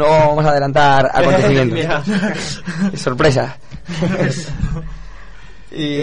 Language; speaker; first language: Spanish; native; Spanish